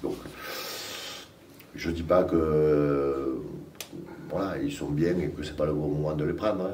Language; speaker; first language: French; native; French